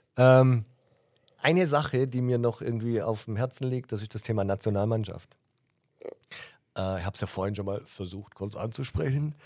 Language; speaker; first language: German; native; German